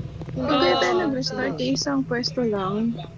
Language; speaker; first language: Filipino; native; Filipino